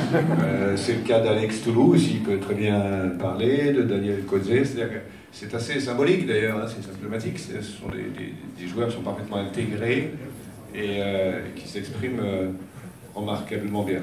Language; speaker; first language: French; native; French